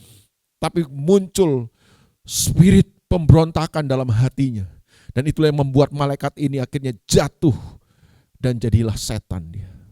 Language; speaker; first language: Indonesian; native; Indonesian